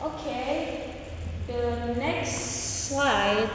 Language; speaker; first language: English; non-native, learner; Indonesian